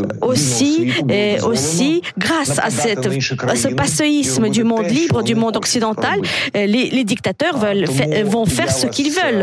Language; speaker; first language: French; non-native, fluent; Ukrainian